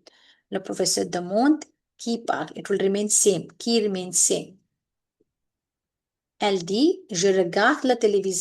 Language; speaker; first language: French; non-native, fluent; Hindi